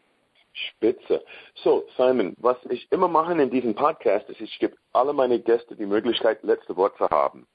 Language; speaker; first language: German; non-native, learner; English